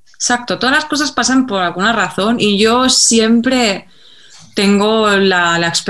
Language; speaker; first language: Spanish; native; Spanish